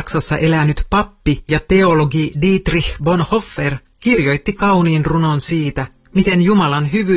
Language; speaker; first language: Finnish; native; Finnish